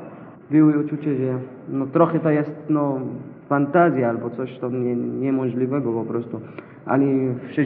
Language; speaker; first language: Polish; non-native, learner; Arabic